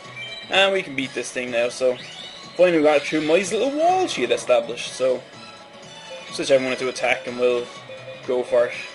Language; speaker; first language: English; native; English